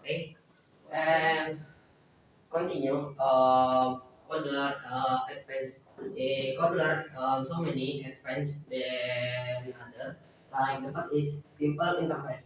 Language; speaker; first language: English; non-native, learner; Indonesian